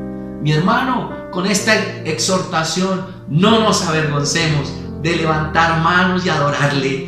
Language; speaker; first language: Spanish; native; Spanish